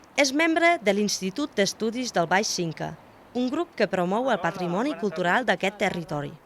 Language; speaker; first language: Catalan; non-native, fluent; German